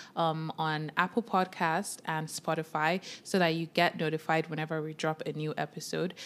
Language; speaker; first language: English; non-native, local second language; Yoruba